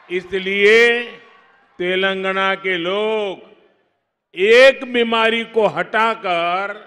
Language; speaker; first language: Hindi; non-native, local second language; Gujarati